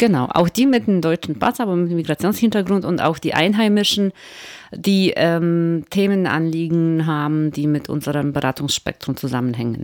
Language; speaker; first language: German; native; German